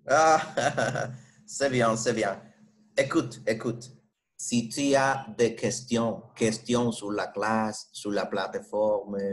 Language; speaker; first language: French; non-native, fluent; Spanish